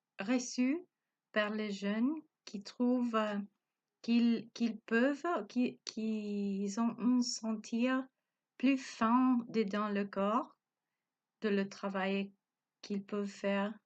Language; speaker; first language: French; non-native, learner; Spanish